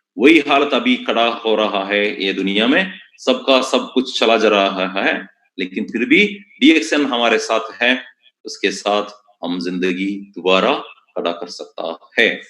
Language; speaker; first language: Hindi; non-native, local second language; Malayalam